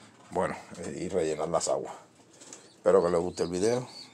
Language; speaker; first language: Spanish; native; Spanish